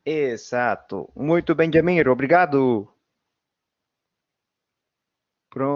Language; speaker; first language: Portuguese; non-native, fluent; Spanish